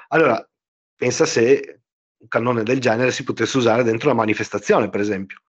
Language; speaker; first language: Italian; native; Italian